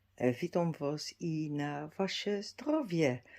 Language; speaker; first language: Polish; non-native, learner; Dutch